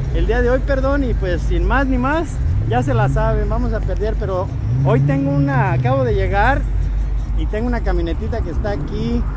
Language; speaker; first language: Spanish; native; Spanish